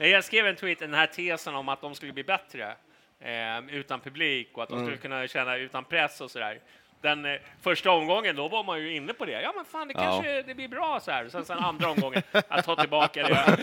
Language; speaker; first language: Swedish; native; Swedish